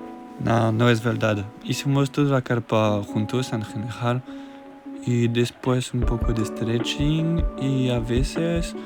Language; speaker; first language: Spanish; non-native, learner; French